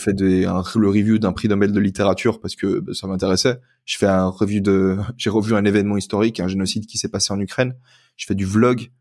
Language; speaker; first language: French; native; French